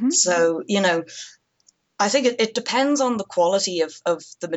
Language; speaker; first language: English; native; English